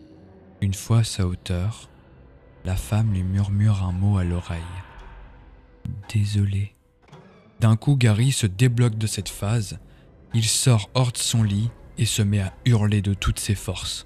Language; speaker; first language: French; native; French